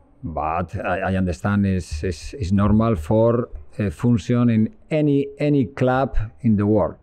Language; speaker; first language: English; non-native, learner; Spanish